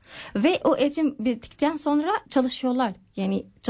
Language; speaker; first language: Turkish; non-native, learner; Arabic